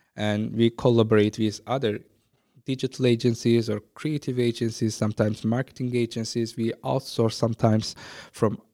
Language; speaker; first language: English; non-native, fluent; Azerbaijani